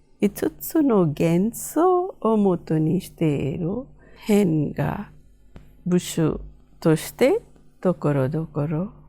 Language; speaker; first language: Japanese; non-native, fluent; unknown